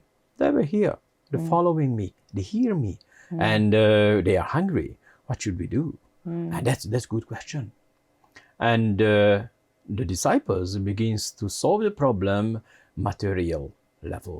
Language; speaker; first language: English; non-native, fluent; Hungarian